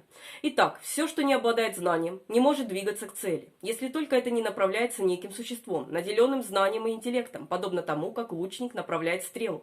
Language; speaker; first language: Russian; native; Russian